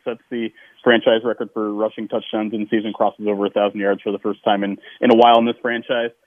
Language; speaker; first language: English; native; English